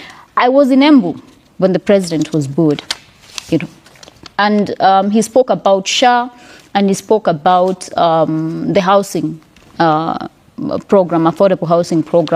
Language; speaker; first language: English; non-native, local second language; Kikuyu